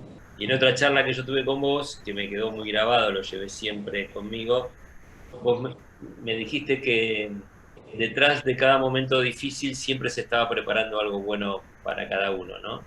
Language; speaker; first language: Spanish; native; Spanish